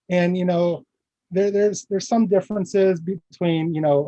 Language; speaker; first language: English; early bilingual, other home language; Filipino